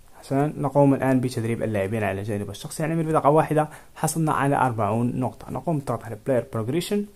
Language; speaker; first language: Arabic; native; Arabic